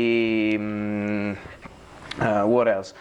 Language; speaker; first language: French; non-native, learner; Italian